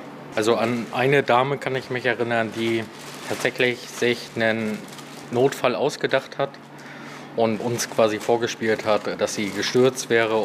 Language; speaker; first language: German; native; German